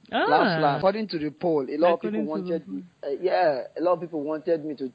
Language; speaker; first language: English; non-native, local second language; Yoruba